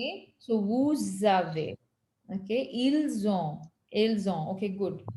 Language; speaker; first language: French; non-native, fluent; Hindi